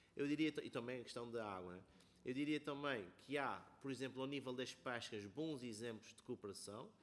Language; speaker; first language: Portuguese; native; Portuguese